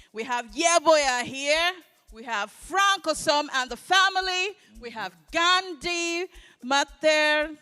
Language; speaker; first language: English; non-native, local second language; Igbo